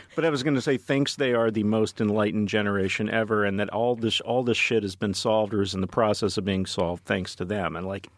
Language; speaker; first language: English; native; English